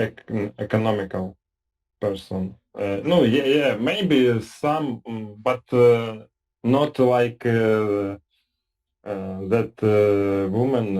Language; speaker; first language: English; non-native, learner; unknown